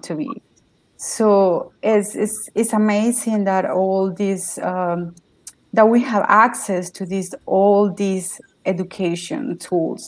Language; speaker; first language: English; non-native, learner; Spanish